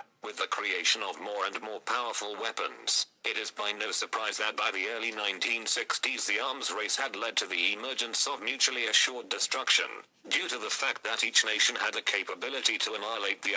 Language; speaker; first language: English; native; English